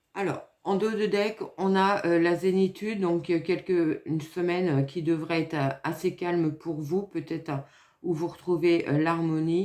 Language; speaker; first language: French; native; French